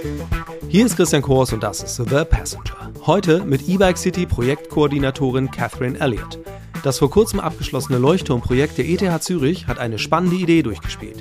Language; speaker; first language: German; native; German